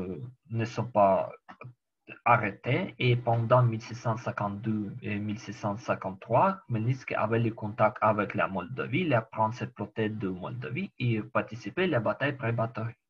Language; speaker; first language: French; non-native, learner; Ukrainian